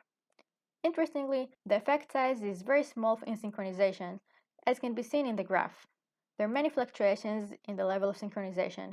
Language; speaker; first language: English; non-native, fluent; Hebrew